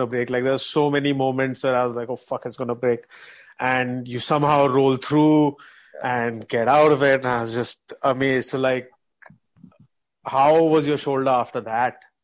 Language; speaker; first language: English; non-native, local second language; Hindi